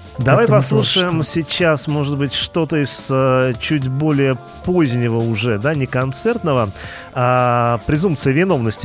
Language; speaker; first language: Russian; native; Russian